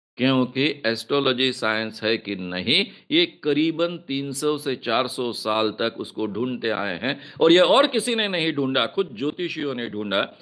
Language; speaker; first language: Hindi; non-native, local second language; Marathi